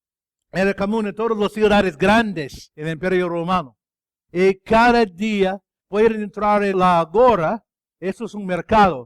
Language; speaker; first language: Spanish; non-native, fluent; English